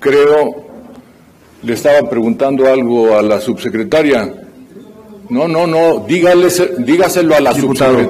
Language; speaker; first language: Spanish; native; Spanish